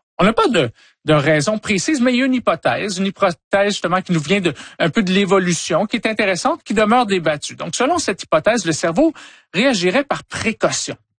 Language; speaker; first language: French; native; French